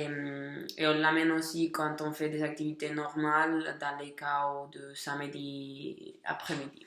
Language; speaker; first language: French; non-native, learner; Catalan